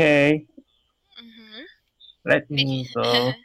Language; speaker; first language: English; non-native, learner; Chinese